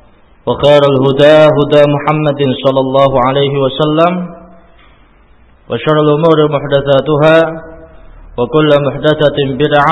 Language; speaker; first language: Arabic; non-native, fluent; Indonesian